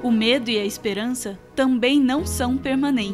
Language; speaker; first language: Portuguese; native; Portuguese